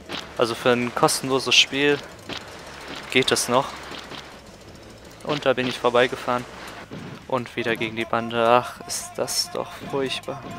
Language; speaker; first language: German; native; German